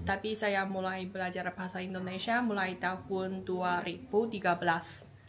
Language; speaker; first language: Indonesian; non-native, fluent; Chinese